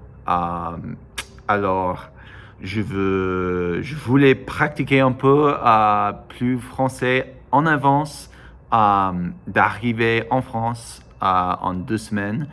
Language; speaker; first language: French; non-native, learner; English